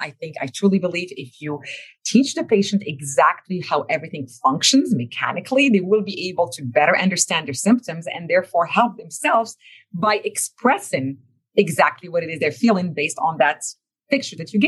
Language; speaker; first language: English; non-native, fluent; Arabic